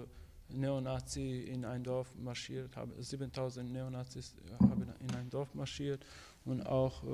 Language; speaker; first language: German; non-native, fluent; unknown